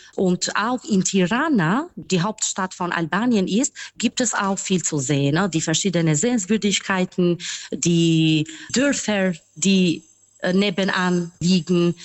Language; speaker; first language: German; non-native, fluent; Albanian